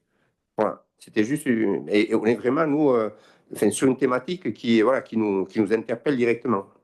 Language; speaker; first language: French; native; French